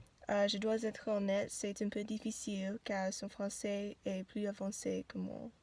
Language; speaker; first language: French; non-native, learner; English